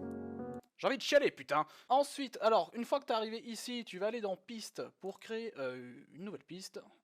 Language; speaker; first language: French; native; French